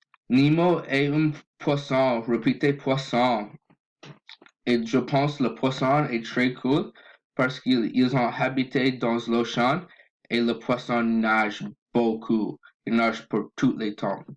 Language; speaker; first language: French; non-native, learner; English